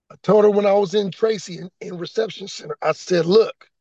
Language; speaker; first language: English; native; English